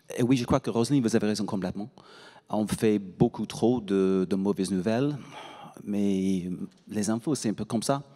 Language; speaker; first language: French; non-native, fluent; English